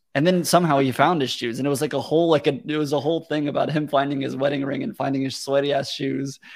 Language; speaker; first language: English; early bilingual, other home language; Russian